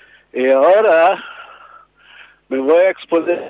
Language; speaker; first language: Spanish; non-native, learner; Hebrew